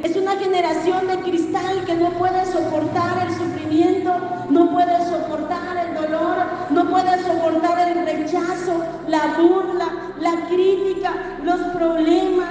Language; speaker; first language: Spanish; native; Spanish